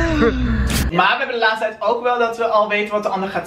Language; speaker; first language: Dutch; native; Dutch